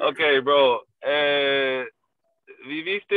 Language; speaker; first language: Spanish; non-native, learner; English